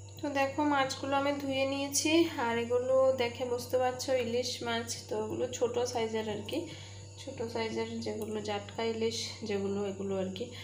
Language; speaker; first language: Bangla; native; Bangla